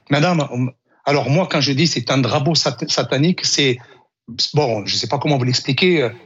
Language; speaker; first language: French; non-native, local second language; Arabic